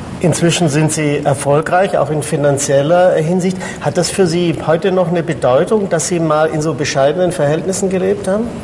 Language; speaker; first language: German; native; German